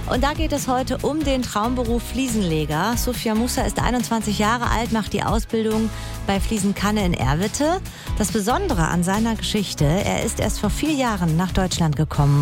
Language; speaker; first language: German; native; German